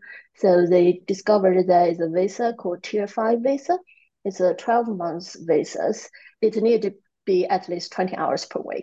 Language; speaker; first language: English; non-native, fluent; Chinese